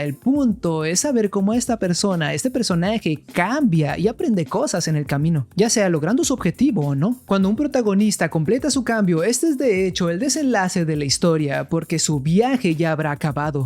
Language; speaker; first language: Spanish; native; Spanish